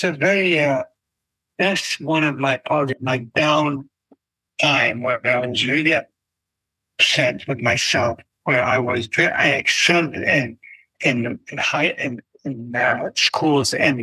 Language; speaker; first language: English; non-native, fluent; Arabic